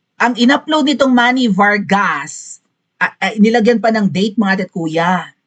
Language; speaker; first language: Filipino; non-native, local second language; Cebuano